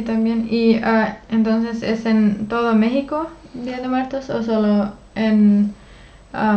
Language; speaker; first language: Spanish; non-native, learner; Finnish